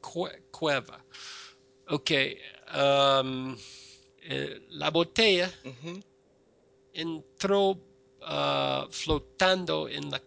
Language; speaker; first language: Spanish; non-native, fluent; English